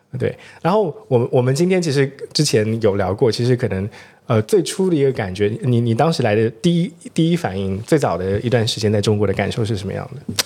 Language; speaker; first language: Chinese; native; Chinese